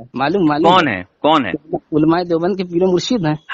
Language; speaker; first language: Hindi; native; Hindi